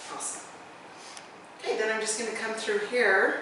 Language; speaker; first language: English; native; English